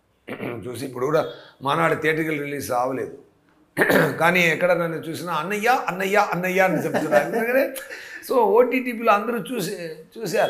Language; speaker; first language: Telugu; non-native, learner; Tamil